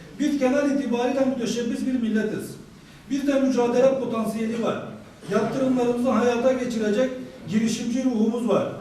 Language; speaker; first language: Turkish; native; Turkish